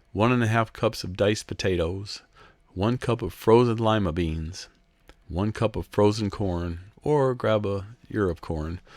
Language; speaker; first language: English; native; English